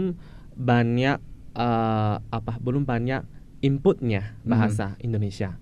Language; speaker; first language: Indonesian; non-native, fluent; Chinese